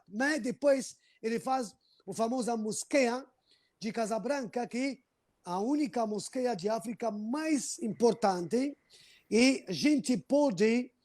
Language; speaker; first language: Portuguese; non-native, fluent; Arabic